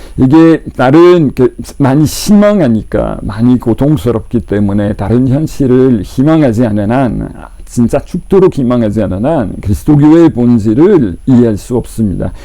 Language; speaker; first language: Korean; non-native, fluent; French